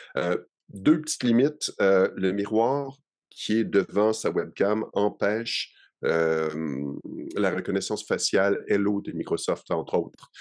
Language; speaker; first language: French; native; French